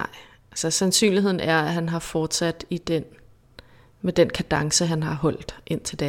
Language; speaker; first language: Danish; native; Danish